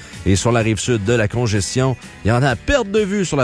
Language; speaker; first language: French; native; French